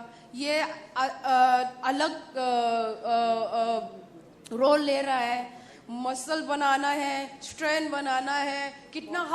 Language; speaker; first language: Hindi; non-native, local second language; Manipuri